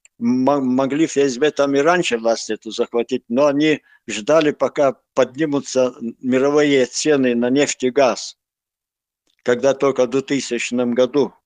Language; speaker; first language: Russian; non-native, local second language; Lithuanian